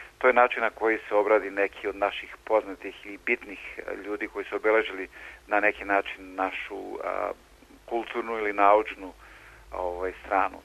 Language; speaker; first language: Serbian; native; Serbian